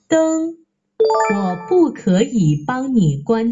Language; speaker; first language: Chinese; non-native, learner; Vietnamese